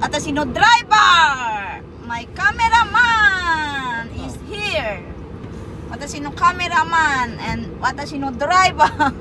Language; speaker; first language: English; non-native, local second language; Filipino